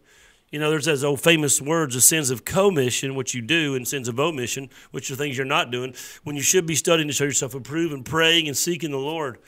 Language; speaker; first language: English; native; English